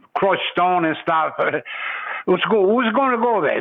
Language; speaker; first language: English; non-native, fluent; Italian